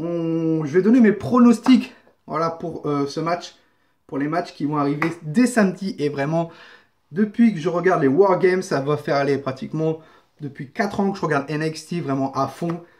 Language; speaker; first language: French; native; French